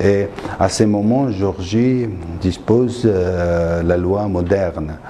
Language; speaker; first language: French; non-native, fluent; Georgian